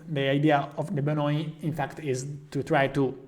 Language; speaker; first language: English; non-native, fluent; Italian